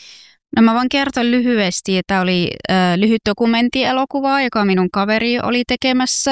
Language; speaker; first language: Finnish; non-native, fluent; Persian